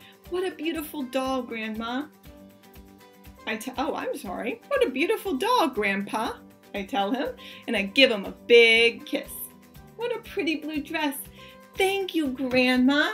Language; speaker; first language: English; native; English